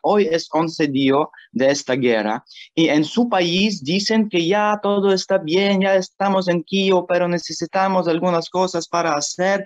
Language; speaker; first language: Spanish; non-native, learner; Ukrainian